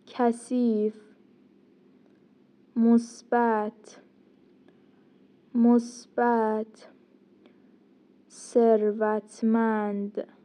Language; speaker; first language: Persian; non-native, fluent; Turkish